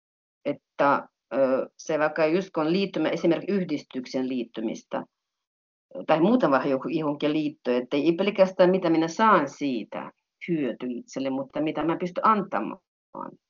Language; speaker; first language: Finnish; non-native, fluent; Russian